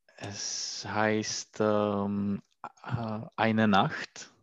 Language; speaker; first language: German; non-native, learner; Czech